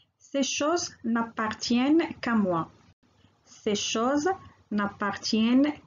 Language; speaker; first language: French; non-native, local second language; Arabic